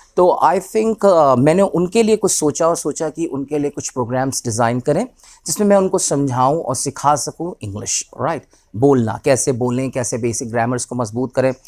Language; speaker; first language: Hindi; native; Hindi